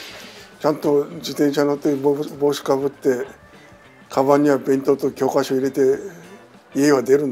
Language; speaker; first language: Japanese; native; Japanese